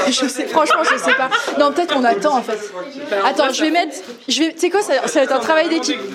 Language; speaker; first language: French; native; French